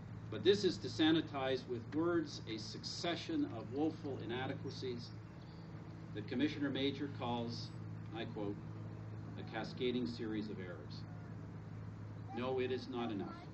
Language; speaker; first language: English; native; English